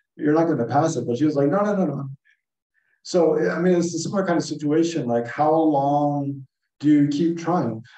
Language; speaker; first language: English; native; English